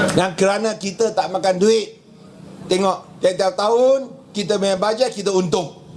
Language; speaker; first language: Malay; non-native, local second language; Min Nan Chinese